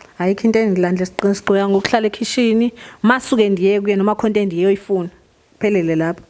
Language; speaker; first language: Zulu; non-native, local second language; Xhosa